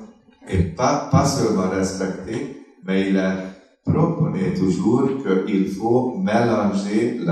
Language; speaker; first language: French; non-native, fluent; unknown